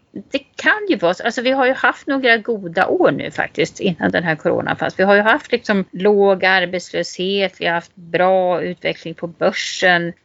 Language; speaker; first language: Swedish; native; Swedish